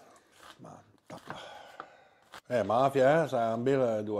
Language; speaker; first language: Indonesian; non-native, learner; French